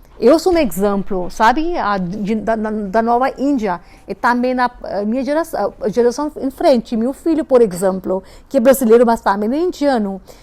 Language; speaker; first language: Portuguese; non-native, fluent; Hindi